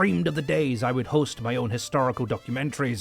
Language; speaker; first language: English; native; English